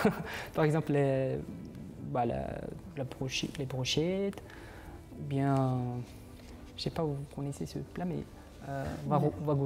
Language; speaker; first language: French; non-native, fluent; Uzbek